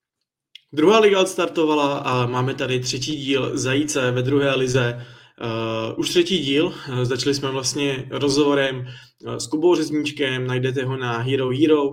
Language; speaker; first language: Czech; native; Czech